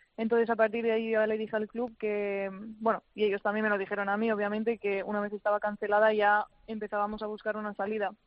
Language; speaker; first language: Spanish; native; Spanish